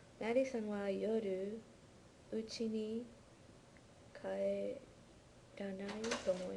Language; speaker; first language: Japanese; non-native, learner; English